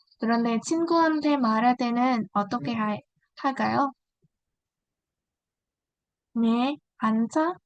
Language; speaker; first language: Korean; non-native, learner; Vietnamese